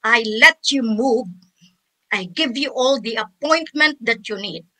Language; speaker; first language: English; non-native, local second language; Filipino